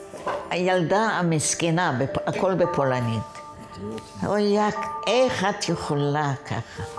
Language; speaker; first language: Hebrew; non-native, fluent; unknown